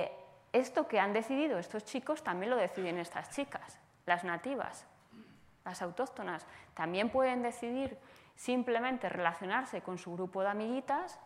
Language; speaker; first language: Spanish; native; Spanish